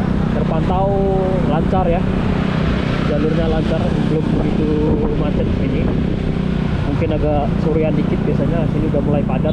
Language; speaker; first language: Indonesian; native; Indonesian